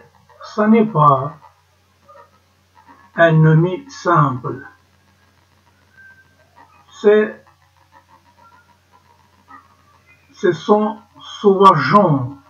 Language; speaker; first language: French; non-native, learner; Ukrainian